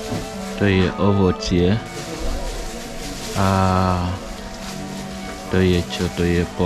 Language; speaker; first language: Slovak; non-native, learner; English